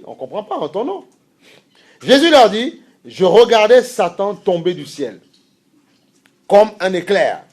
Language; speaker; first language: French; native; French